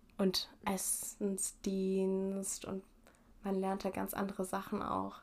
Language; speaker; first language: German; early bilingual, heritage; German